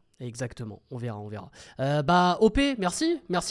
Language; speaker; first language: French; native; French